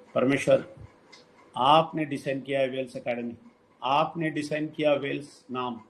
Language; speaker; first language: Hindi; non-native, local second language; Telugu